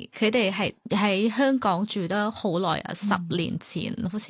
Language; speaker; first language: Cantonese; non-native, fluent; Thai